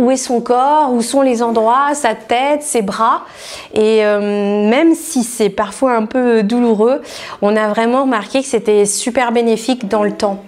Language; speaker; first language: French; native; French